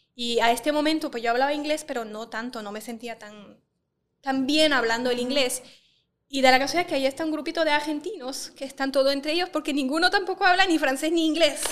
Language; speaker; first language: Spanish; non-native, fluent; French